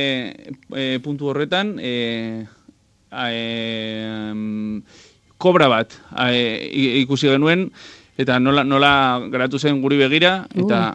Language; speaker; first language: Basque; non-native, local second language; Spanish